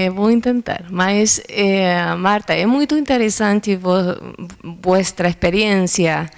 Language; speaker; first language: Portuguese; non-native, learner; Spanish